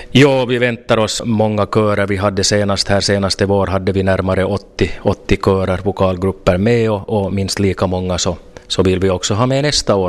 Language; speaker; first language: Swedish; native; Swedish